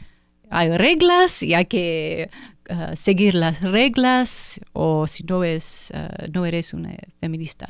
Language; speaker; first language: Spanish; non-native, fluent; English